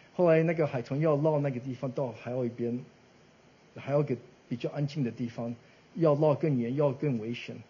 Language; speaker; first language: Chinese; early bilingual, heritage; Chinese